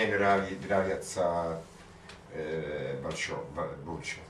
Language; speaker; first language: Russian; non-native, learner; Italian